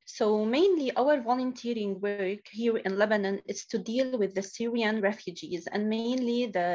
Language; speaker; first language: English; non-native, learner; Arabic